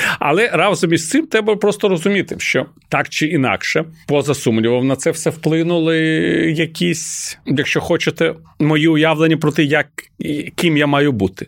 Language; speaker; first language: Ukrainian; non-native, local second language; Russian